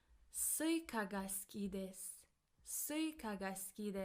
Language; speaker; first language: Japanese; non-native, fluent; English